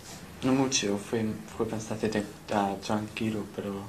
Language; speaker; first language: Spanish; non-native, learner; English